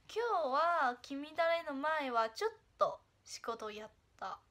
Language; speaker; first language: Japanese; non-native, fluent; Chinese